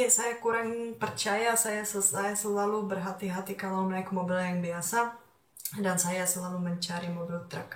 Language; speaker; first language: Indonesian; non-native, fluent; Czech